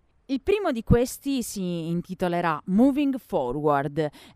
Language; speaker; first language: Italian; native; Italian